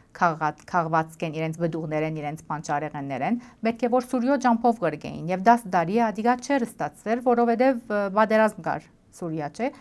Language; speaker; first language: Armenian; native; Armenian